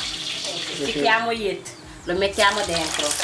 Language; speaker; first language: Italian; non-native, learner; Wolof